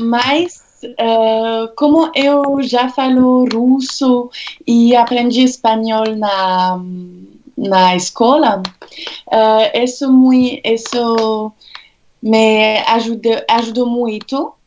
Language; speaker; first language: Portuguese; non-native, fluent; French